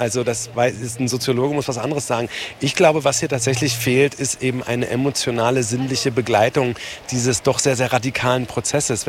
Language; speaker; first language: German; native; German